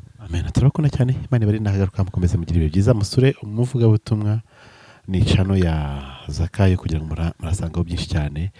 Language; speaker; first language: Kinyarwanda; native; Kinyarwanda